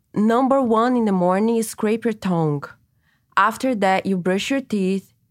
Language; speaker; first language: English; non-native, fluent; Portuguese